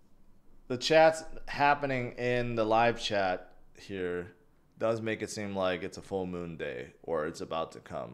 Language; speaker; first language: English; native; English